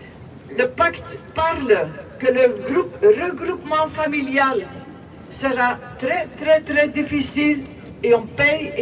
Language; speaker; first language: French; non-native, local second language; Dutch